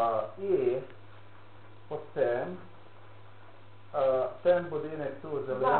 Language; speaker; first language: Polish; non-native, learner; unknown